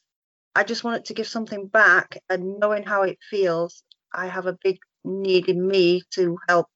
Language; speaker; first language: English; native; English